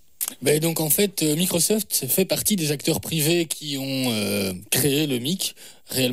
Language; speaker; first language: French; native; French